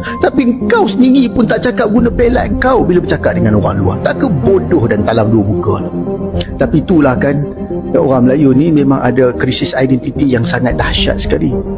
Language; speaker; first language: Malay; native; Malay